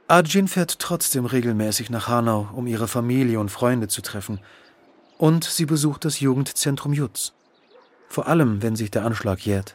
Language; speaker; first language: German; native; German